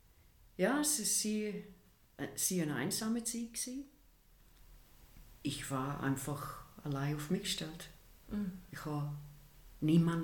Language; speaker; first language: German; non-native, fluent; English